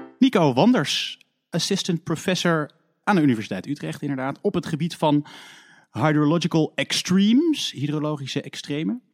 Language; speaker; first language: Dutch; native; Dutch